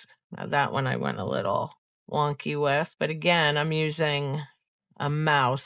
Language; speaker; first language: English; native; English